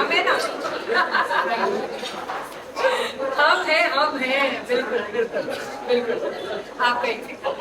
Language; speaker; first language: Hindi; native; Hindi